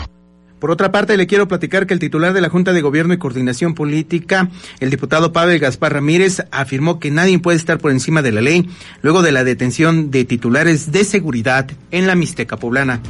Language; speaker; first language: Spanish; native; Spanish